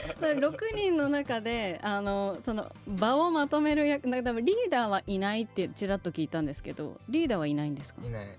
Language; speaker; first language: Japanese; native; Japanese